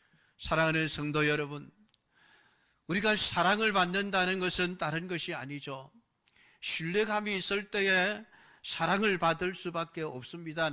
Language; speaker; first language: Korean; native; Korean